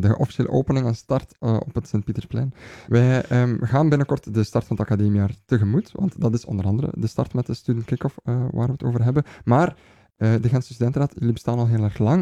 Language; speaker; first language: Dutch; native; Dutch